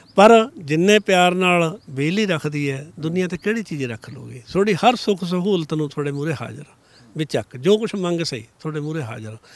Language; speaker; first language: Punjabi; native; Punjabi